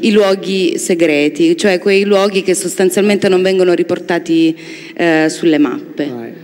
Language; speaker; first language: Italian; native; Italian